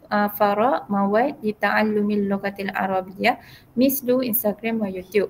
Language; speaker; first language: Arabic; non-native, learner; Malay